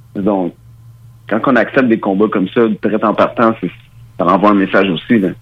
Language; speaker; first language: French; early bilingual, other home language; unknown